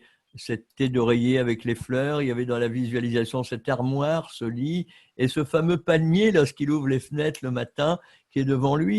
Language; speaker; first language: French; native; French